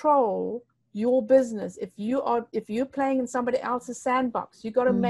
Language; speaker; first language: English; non-native, local second language; Afrikaans